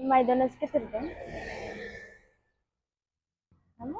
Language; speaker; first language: Turkish; non-native, learner; Hindi